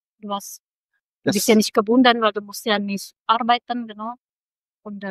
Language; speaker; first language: German; non-native, local second language; Indonesian